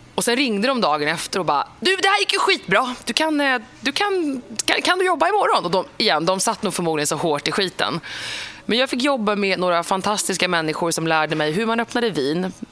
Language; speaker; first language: Swedish; native; Swedish